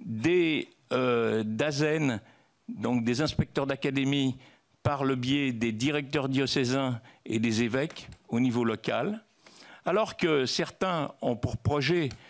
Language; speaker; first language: French; native; French